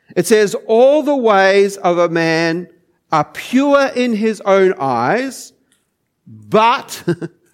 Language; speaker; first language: English; native; English